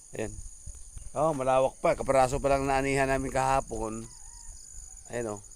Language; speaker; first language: Filipino; non-native, local second language; Cebuano